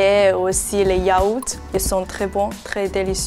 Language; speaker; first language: French; non-native, learner; Chinese